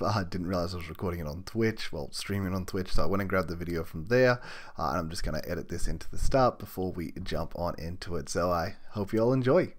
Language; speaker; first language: English; native; English